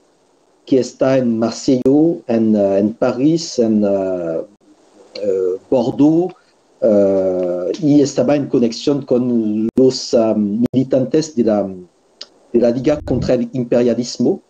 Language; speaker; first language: Spanish; non-native, fluent; French